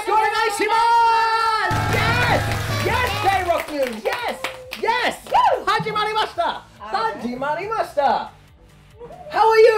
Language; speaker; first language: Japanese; non-native, learner; English